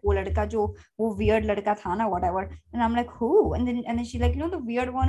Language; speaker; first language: English; non-native, local second language; Hindi